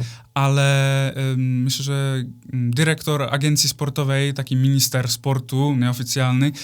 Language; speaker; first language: Polish; non-native, fluent; Czech